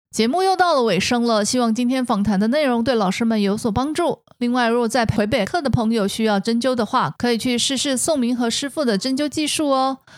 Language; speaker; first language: Chinese; native; Chinese